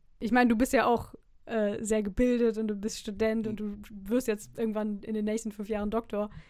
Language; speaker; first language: German; native; German